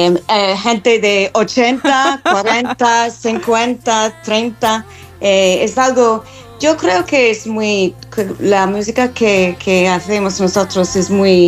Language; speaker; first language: Spanish; non-native, fluent; English